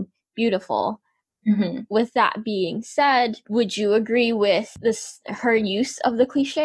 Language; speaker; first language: English; native; English